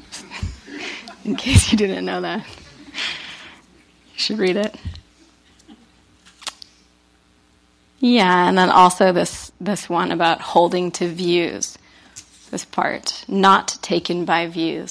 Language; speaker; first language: English; native; English